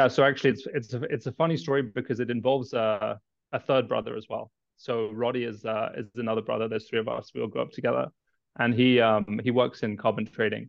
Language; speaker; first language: English; native; English